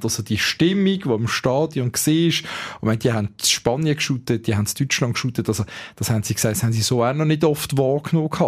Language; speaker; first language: German; native; German